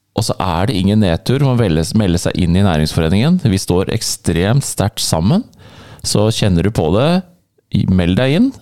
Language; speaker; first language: Norwegian; native; Norwegian